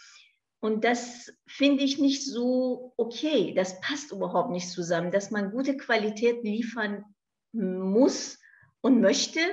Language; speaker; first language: German; non-native, fluent; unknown